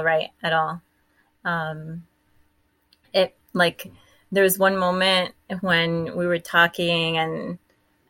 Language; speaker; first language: English; native; English